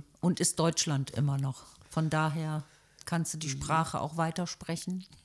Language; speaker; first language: German; native; German